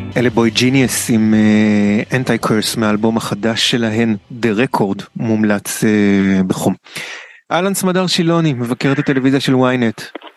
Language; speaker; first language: Hebrew; native; Hebrew